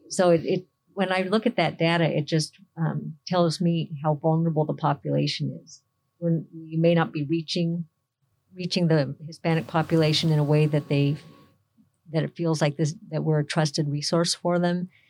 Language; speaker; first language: English; native; English